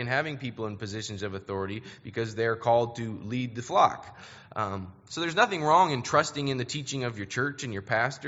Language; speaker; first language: English; native; English